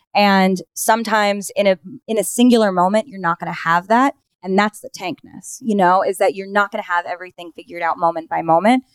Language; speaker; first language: English; native; English